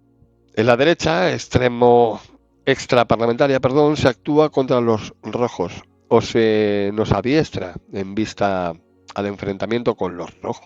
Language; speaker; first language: Spanish; native; Spanish